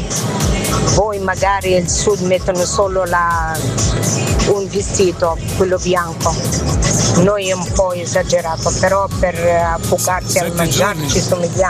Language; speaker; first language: Italian; non-native, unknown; Arabic